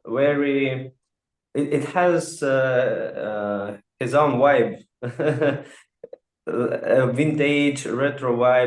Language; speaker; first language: English; non-native, fluent; Russian